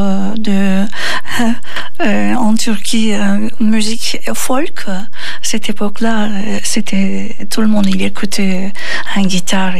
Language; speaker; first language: French; non-native, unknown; Turkish